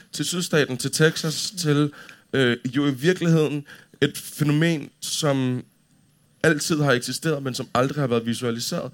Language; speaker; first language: Danish; native; Danish